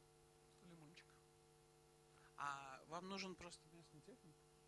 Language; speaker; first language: Russian; native; Russian